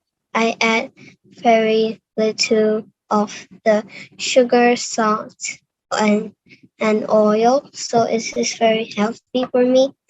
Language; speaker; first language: English; non-native, learner; Cantonese